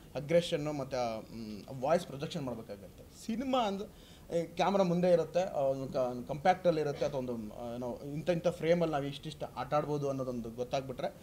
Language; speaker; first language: Kannada; native; Kannada